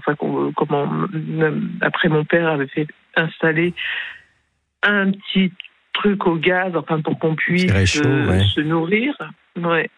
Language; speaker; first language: French; early bilingual, other home language; Spanish